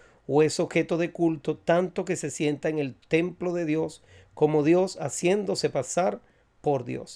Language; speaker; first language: Spanish; native; Spanish